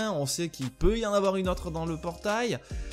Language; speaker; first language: French; native; French